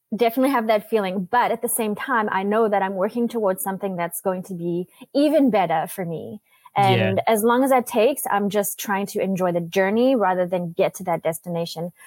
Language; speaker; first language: English; native; English